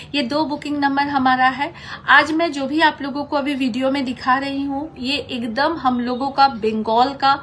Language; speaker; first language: Hindi; non-native, local second language; Bangla